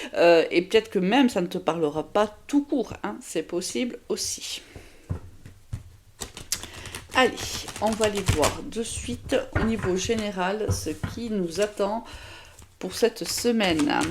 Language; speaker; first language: French; native; French